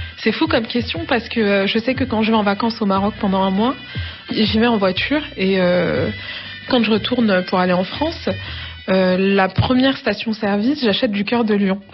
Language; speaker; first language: French; early bilingual, other home language; Arabic